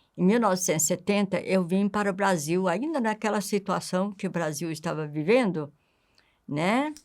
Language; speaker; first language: Portuguese; native; Portuguese